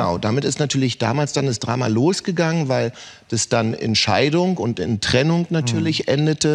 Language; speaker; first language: German; native; German